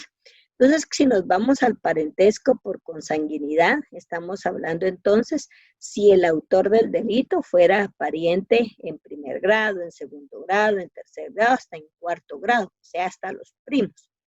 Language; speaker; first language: Spanish; native; Spanish